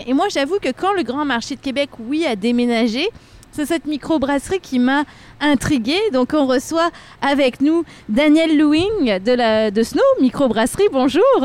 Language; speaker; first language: French; native; French